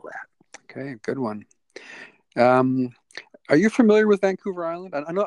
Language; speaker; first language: English; native; English